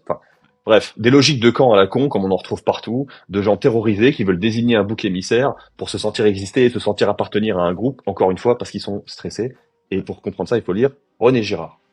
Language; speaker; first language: French; native; French